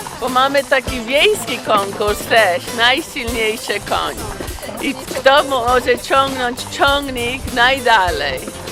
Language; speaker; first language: Polish; non-native, learner; English